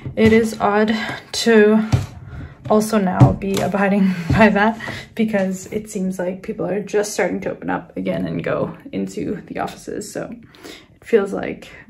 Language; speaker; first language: English; native; English